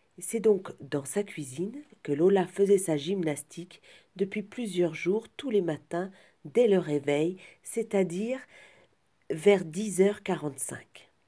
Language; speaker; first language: French; native; French